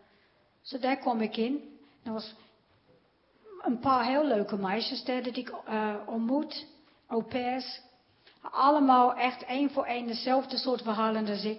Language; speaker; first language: Dutch; non-native, fluent; English